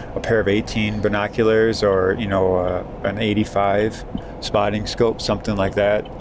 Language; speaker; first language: English; native; English